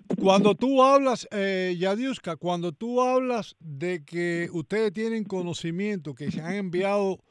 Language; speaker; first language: Spanish; native; Spanish